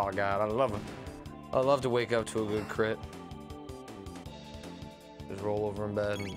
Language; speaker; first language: English; native; English